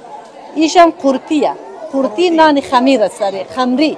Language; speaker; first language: Persian; native; Persian